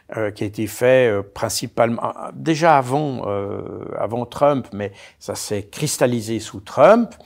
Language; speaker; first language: French; native; French